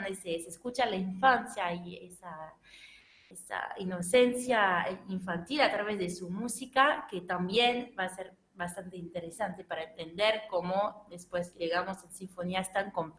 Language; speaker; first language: Spanish; non-native, fluent; French